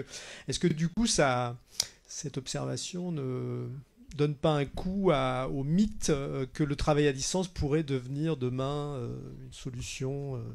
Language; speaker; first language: French; native; French